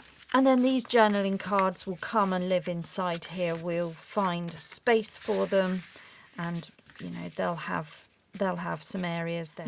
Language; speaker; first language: English; native; English